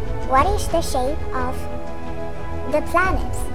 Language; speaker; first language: English; non-native, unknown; Vietnamese